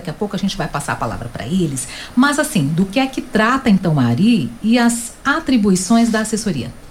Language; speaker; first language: Portuguese; native; Portuguese